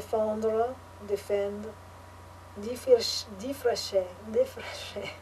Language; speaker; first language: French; non-native, learner; English